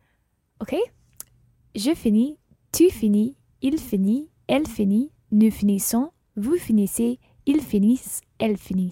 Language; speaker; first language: French; non-native, learner; English